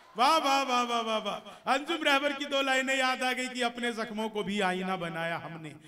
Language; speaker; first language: Hindi; native; Hindi